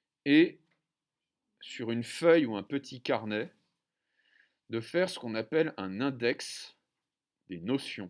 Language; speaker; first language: French; native; French